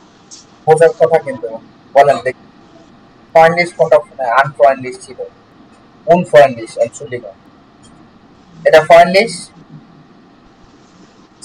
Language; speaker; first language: German; non-native, learner; Bangla